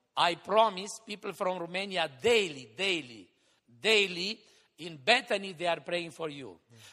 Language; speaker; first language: English; non-native, fluent; Romanian